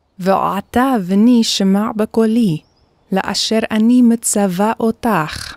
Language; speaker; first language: Hebrew; non-native, fluent; Korean